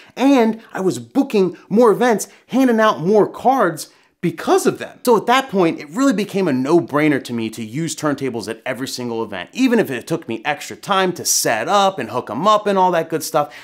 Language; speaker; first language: English; native; English